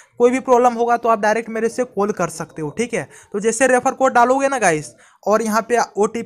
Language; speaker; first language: Hindi; non-native, local second language; Punjabi